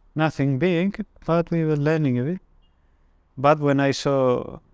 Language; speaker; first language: English; non-native, fluent; Spanish